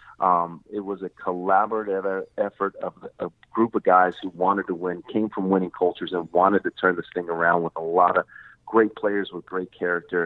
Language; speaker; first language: English; native; English